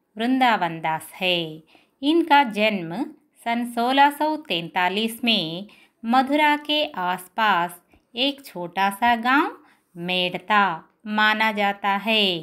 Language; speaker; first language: Hindi; non-native, local second language; Telugu